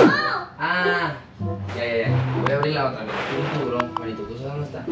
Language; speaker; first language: Spanish; native; Spanish